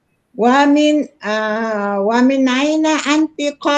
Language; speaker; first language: Arabic; non-native, learner; Malay